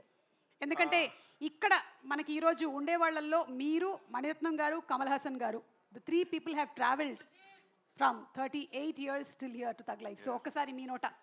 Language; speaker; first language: Telugu; native; Telugu